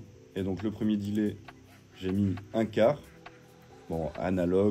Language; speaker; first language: French; native; French